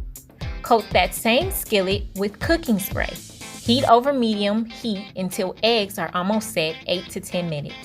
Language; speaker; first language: English; native; English